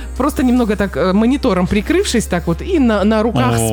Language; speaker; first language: Russian; native; Russian